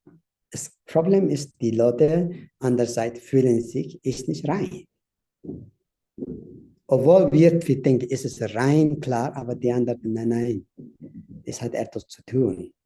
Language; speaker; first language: German; non-native, learner; Tibetan